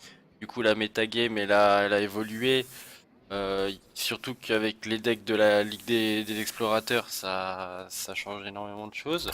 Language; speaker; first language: French; native; French